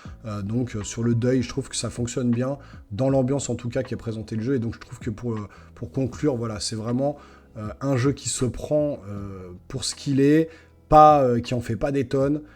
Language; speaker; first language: French; native; French